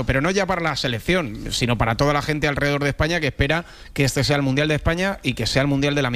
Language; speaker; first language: Spanish; native; Spanish